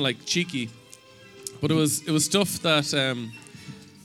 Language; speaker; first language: English; native; English